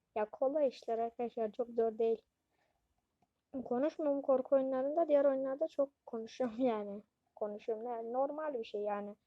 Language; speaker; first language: Turkish; native; Turkish